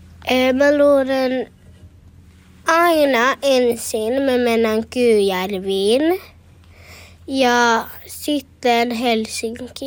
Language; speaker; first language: Finnish; early bilingual, heritage; Finnish